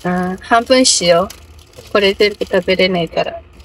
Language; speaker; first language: Japanese; non-native, fluent; Filipino